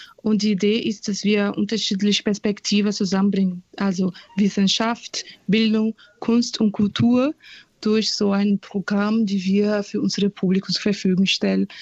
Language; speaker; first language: German; non-native, fluent; Portuguese